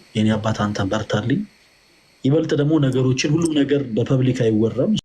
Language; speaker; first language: Amharic; native; Amharic